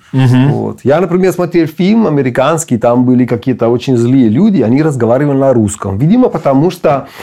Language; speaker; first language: Russian; non-native, fluent; Italian